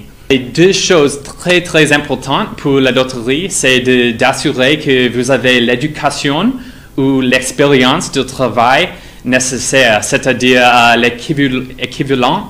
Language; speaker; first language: French; non-native, fluent; English